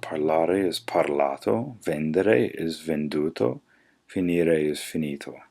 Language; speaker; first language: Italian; non-native, fluent; English